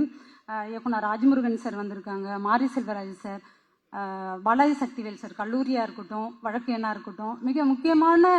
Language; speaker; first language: Tamil; native; Tamil